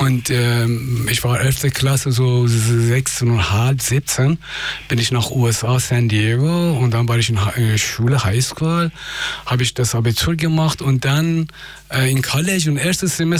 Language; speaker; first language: German; non-native, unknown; Persian